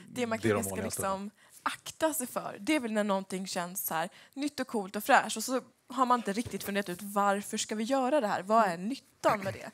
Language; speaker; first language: Swedish; native; Swedish